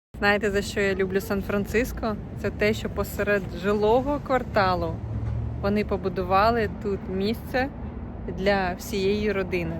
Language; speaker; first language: Ukrainian; non-native, local second language; Russian